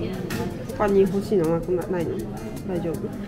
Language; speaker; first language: Japanese; native; Japanese